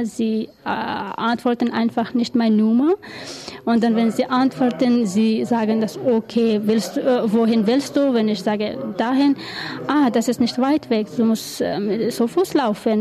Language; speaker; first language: German; non-native, learner; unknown